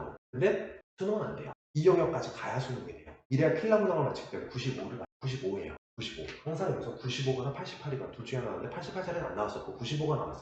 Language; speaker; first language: Korean; native; Korean